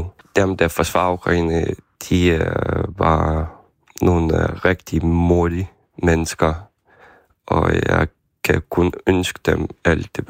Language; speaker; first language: Danish; non-native, fluent; Ukrainian